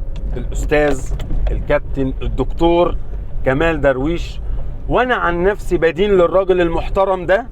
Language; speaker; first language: Arabic; native; Arabic